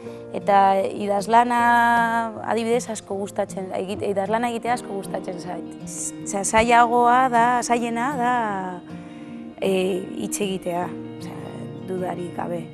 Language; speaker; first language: Basque; non-native, local second language; Spanish